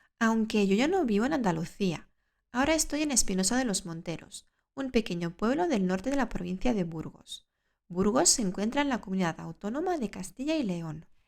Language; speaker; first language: Spanish; early bilingual, other home language; Lithuanian